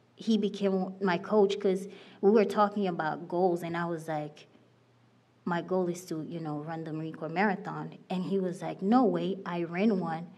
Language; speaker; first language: English; non-native, fluent; Haitian Creole